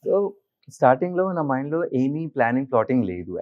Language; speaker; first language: Telugu; non-native, learner; Hindi